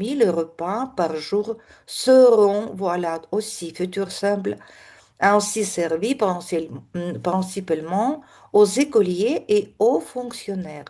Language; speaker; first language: French; non-native, fluent; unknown